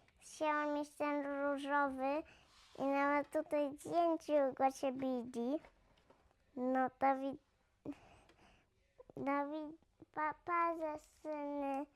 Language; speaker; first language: Polish; early bilingual, heritage; Polish